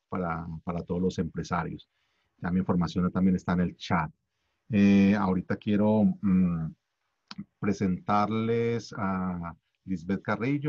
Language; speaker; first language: Spanish; native; Spanish